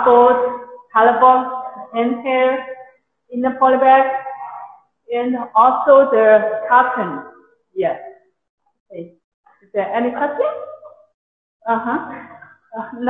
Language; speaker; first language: English; non-native, local second language; Chinese